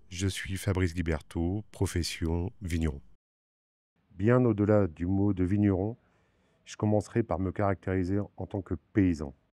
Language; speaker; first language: French; native; French